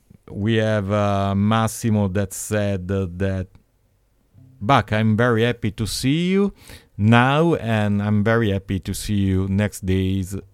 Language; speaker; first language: English; non-native, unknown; Italian